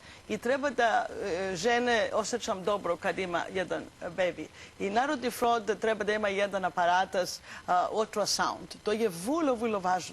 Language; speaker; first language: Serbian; non-native, learner; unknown